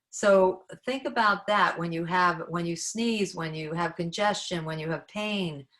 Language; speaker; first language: English; native; English